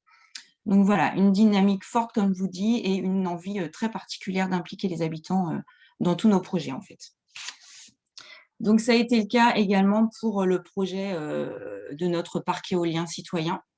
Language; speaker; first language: French; native; French